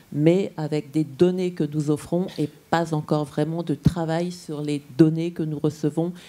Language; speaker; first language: French; native; French